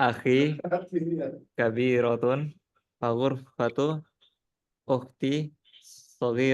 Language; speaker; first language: Arabic; non-native, learner; Indonesian